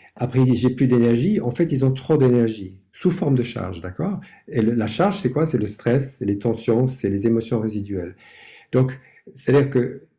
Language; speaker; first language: French; non-native, fluent; English